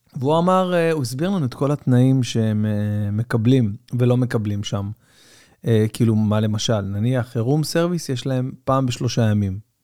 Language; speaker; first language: Hebrew; native; Hebrew